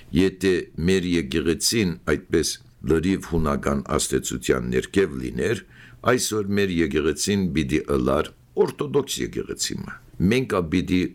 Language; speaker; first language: Armenian; early bilingual, heritage; Armenian